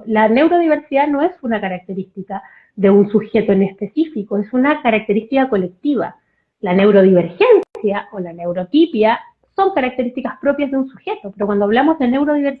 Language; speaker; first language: Spanish; native; Spanish